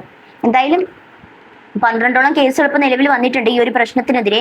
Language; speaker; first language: Malayalam; native; Malayalam